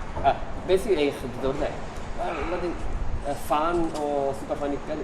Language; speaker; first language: Welsh; non-native, learner; Japanese